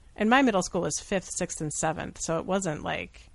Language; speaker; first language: English; native; English